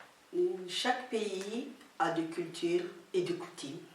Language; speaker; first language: French; non-native, local second language; Somali